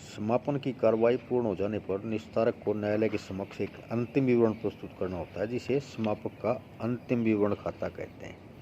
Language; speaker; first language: Hindi; native; Hindi